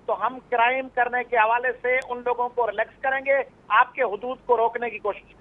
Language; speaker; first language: Urdu; native; Urdu